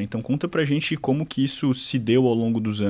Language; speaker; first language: Portuguese; native; Portuguese